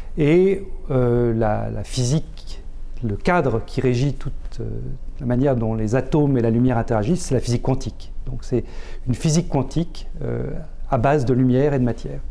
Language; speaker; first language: French; native; French